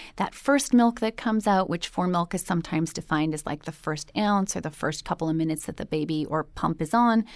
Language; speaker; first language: English; native; English